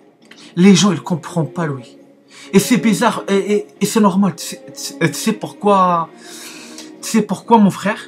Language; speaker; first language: French; non-native, learner; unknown